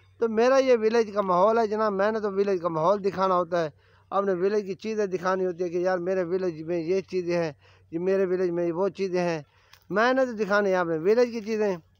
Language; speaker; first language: Urdu; non-native, local second language; Saraiki